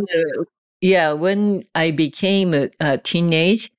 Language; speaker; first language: English; non-native, learner; Japanese